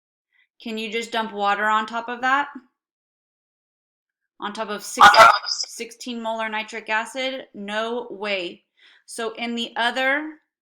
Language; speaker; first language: English; native; English